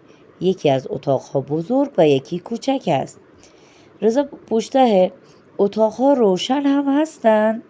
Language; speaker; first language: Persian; non-native, fluent; Urdu